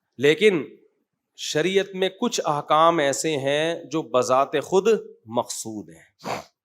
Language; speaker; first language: Urdu; native; Urdu